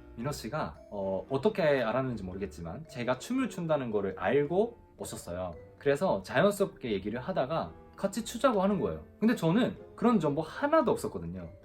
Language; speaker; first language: Korean; non-native, fluent; Japanese